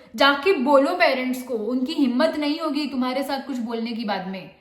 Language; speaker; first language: Hindi; non-native, local second language; Marathi